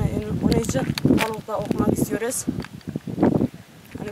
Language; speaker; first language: Turkish; non-native, local second language; Kurdish